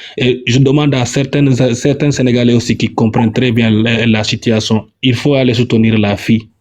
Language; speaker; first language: French; non-native, local second language; Wolof